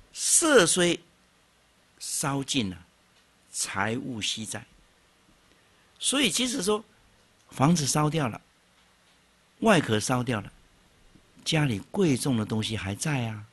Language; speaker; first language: Chinese; native; Chinese